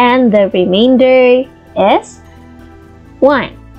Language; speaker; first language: English; non-native, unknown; Indonesian